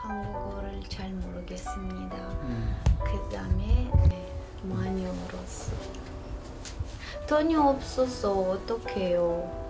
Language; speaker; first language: Korean; non-native, learner; Russian